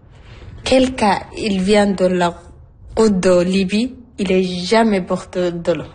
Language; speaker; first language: French; non-native, learner; Arabic